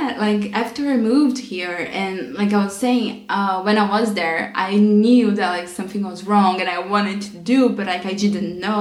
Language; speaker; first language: English; non-native, fluent; Portuguese